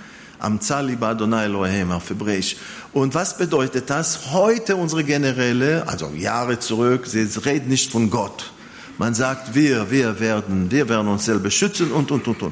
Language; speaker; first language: German; non-native, fluent; Hebrew